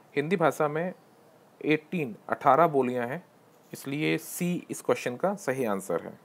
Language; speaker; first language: Hindi; native; Hindi